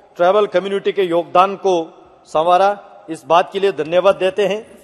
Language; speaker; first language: Hindi; native; Hindi